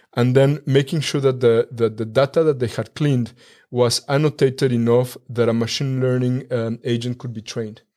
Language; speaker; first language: English; non-native, fluent; Spanish